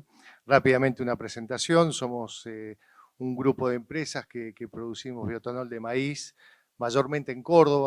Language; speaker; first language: Spanish; native; Spanish